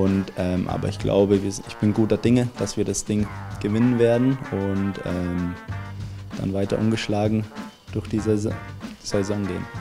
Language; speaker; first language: German; native; German